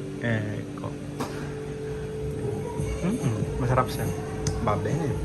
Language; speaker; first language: Italian; non-native, learner; Filipino